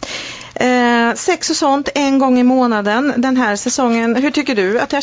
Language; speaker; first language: Swedish; native; Swedish